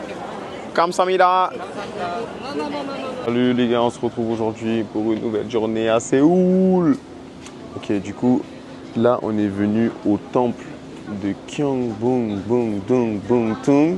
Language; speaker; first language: French; native; French